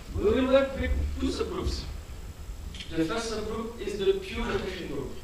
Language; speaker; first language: English; non-native, fluent; French